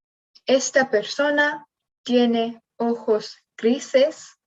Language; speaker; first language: Spanish; non-native, learner; English